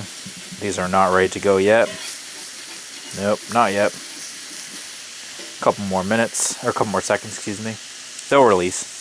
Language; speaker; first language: English; native; English